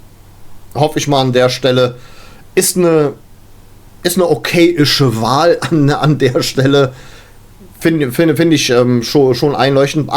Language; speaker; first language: German; native; German